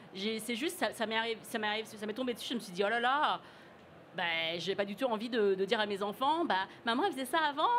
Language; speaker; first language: French; early bilingual, other home language; Cantonese